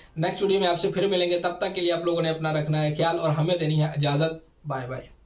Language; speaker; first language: Urdu; non-native, local second language; Punjabi